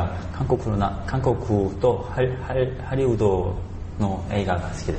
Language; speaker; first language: Japanese; non-native, learner; Korean